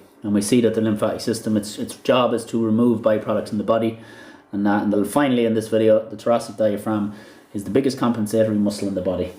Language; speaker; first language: English; native; English